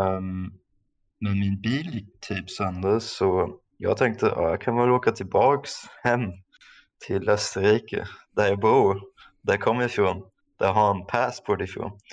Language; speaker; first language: Swedish; non-native, fluent; German